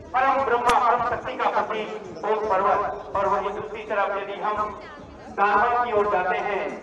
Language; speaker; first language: Hindi; native; Hindi